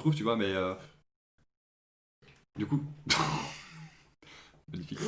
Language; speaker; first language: French; native; French